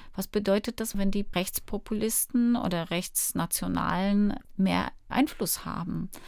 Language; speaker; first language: German; early bilingual, other home language; Polish